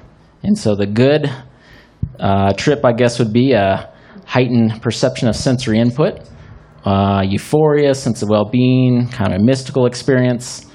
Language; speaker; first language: English; native; English